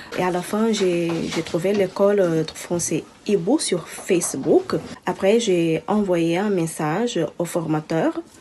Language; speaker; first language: French; non-native, learner; Kabuverdianu